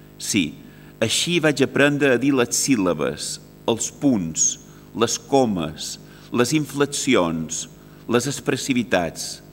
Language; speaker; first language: Catalan; native; Catalan